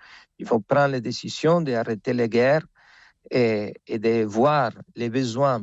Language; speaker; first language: French; non-native, fluent; Spanish